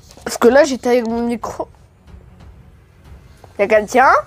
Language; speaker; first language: French; native; French